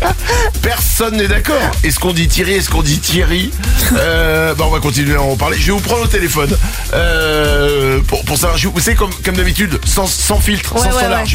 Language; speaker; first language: French; native; French